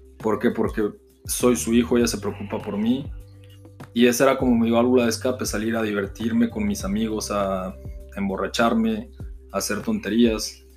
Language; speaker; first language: Spanish; native; Spanish